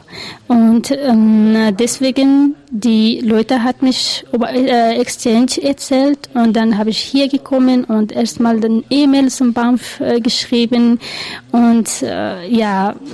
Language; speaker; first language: German; non-native, learner; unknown